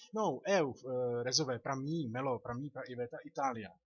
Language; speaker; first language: Portuguese; non-native, learner; Czech